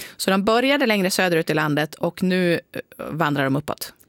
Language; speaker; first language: Swedish; native; Swedish